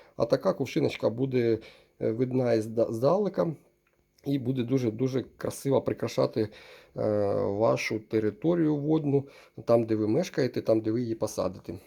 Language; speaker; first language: Ukrainian; non-native, local second language; Russian